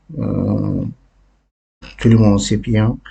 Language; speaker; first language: French; non-native, learner; Uzbek